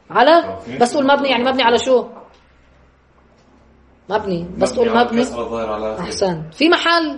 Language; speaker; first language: Arabic; native; Arabic